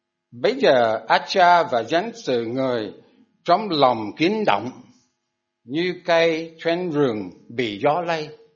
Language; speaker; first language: Vietnamese; non-native, fluent; English